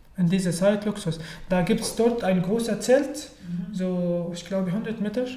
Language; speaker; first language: German; non-native, fluent; Arabic